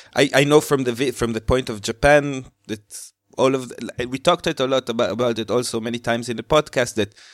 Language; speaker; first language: English; non-native, fluent; Hebrew